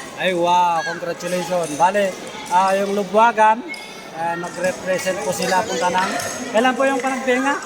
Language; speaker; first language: Filipino; non-native, local second language; Iloko